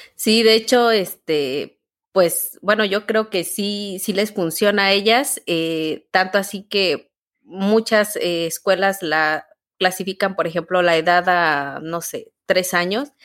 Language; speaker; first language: Spanish; native; Spanish